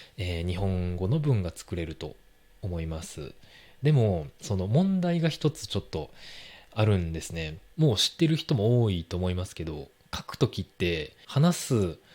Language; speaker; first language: Japanese; native; Japanese